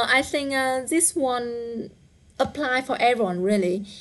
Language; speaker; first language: English; non-native, fluent; Vietnamese